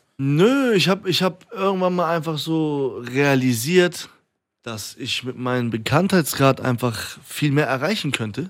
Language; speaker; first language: German; early bilingual, other home language; Persian